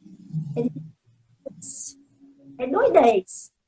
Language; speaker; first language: Portuguese; non-native, fluent; English